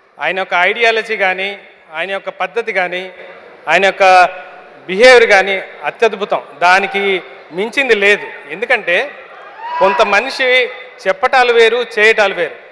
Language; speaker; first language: Telugu; native; Telugu